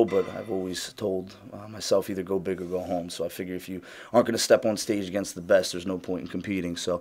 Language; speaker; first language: English; native; English